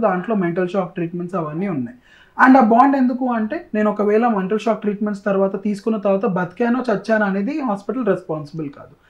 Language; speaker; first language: Telugu; native; Telugu